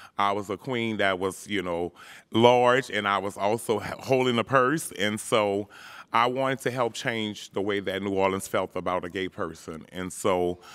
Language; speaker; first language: English; native; English